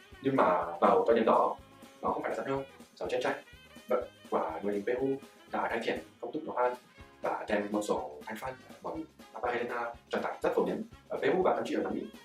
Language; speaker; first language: Vietnamese; non-native, learner; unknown